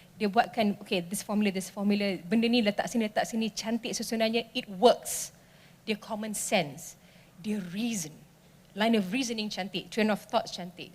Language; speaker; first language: Malay; native; Malay